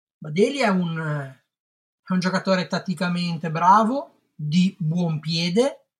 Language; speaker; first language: Italian; native; Italian